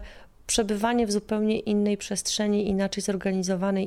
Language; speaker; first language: Polish; native; Polish